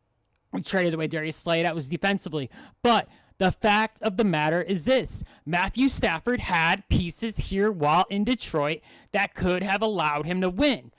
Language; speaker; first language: English; native; English